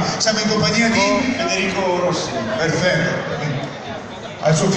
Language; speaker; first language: Italian; native; Italian